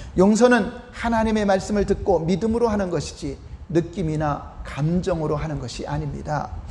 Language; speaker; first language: Korean; native; Korean